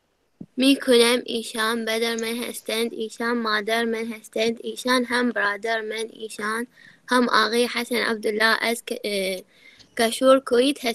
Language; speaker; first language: Persian; non-native, learner; Arabic